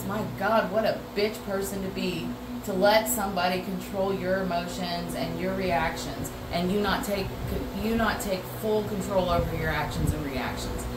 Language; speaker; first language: English; native; English